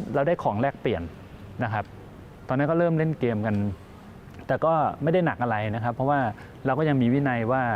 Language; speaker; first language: Thai; native; Thai